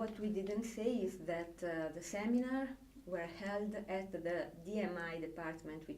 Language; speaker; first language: English; non-native, fluent; Italian